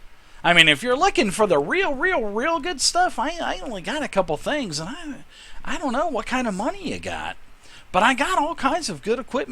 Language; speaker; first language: English; native; English